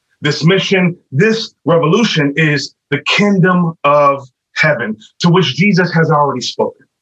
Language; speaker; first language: English; native; English